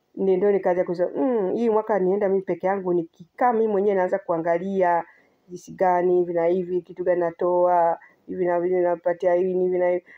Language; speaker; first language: Swahili; native; Swahili